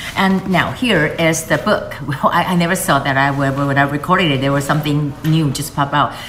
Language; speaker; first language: English; non-native, fluent; Chinese